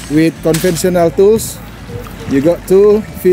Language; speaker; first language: English; non-native, learner; Indonesian